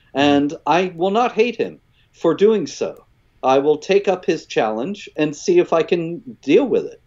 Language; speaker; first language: English; native; English